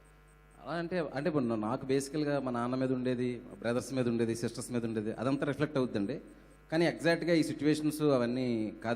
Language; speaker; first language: Telugu; native; Telugu